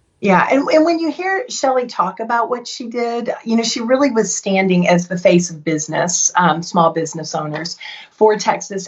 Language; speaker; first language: English; native; English